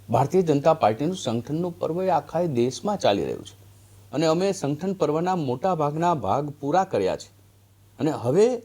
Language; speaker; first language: Gujarati; native; Gujarati